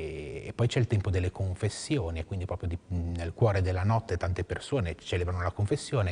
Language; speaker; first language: Italian; native; Italian